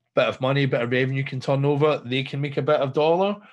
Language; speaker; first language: English; native; English